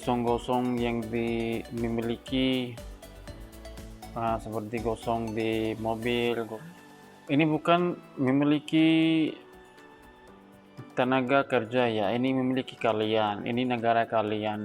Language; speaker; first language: Indonesian; non-native, learner; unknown